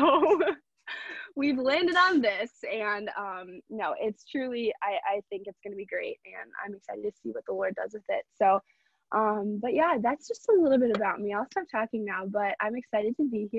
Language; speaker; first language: English; native; English